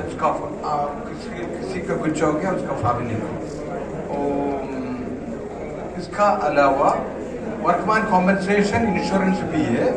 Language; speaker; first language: Hindi; non-native, local second language; Malayalam